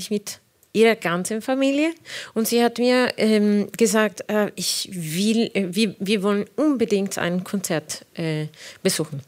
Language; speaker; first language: German; non-native, fluent; Spanish